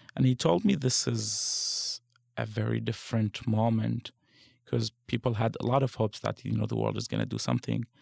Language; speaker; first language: English; non-native, fluent; Arabic